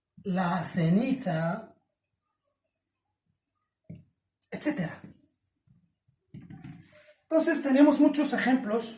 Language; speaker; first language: Spanish; non-native, fluent; Arabic